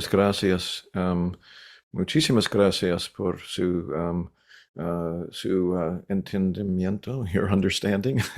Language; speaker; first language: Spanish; non-native, learner; English